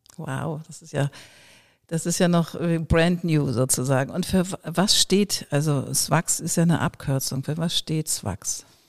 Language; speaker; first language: German; native; German